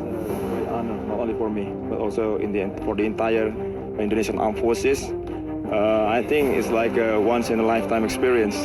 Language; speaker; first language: English; non-native, fluent; Indonesian